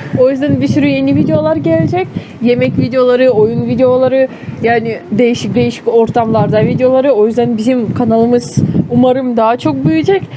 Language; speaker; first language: Turkish; non-native, fluent; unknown